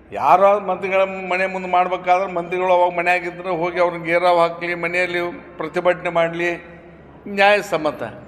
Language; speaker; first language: Kannada; native; Kannada